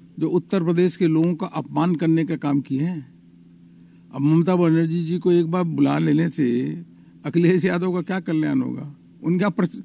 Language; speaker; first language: Hindi; native; Hindi